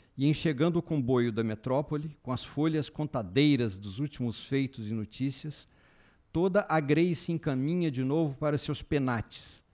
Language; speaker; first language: Portuguese; native; Portuguese